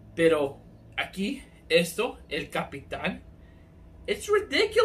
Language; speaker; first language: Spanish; early bilingual, heritage; Spanish